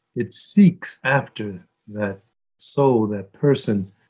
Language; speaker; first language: English; early bilingual, other home language; Korean